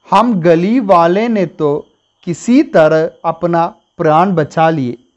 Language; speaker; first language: Hindi; non-native, local second language; Malayalam